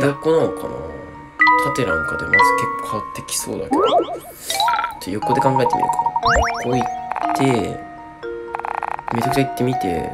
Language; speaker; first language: Japanese; native; Japanese